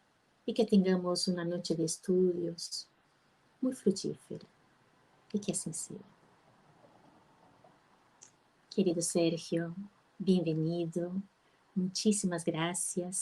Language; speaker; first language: Spanish; non-native, fluent; Portuguese